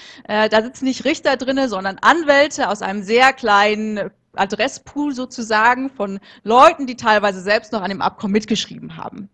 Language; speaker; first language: German; native; German